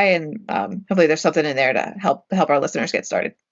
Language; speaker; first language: English; native; English